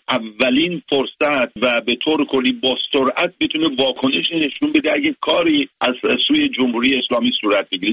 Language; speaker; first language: Persian; native; Persian